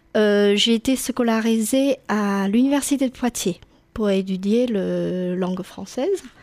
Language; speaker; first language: French; non-native, fluent; Chinese